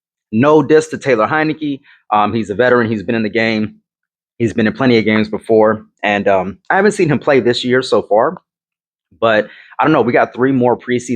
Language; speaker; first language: English; native; English